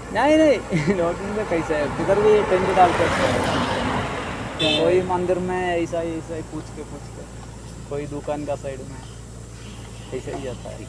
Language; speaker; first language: Hindi; non-native, local second language; Malayalam